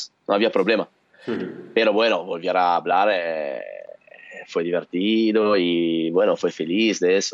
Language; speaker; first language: Spanish; non-native, learner; Italian